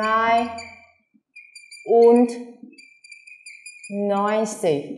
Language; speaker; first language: German; non-native, learner; Vietnamese